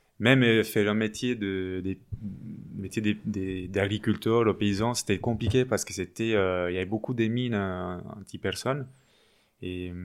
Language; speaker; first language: French; non-native, fluent; Spanish